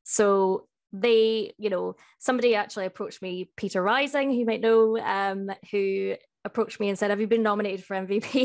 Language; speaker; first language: English; native; English